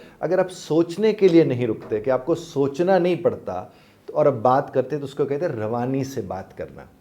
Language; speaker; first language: Urdu; native; Urdu